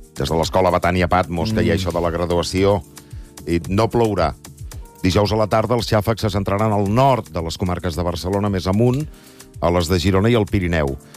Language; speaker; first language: Catalan; native; Catalan